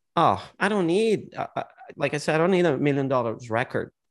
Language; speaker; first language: English; non-native, fluent; Portuguese